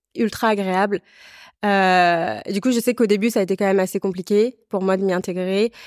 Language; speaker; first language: French; native; French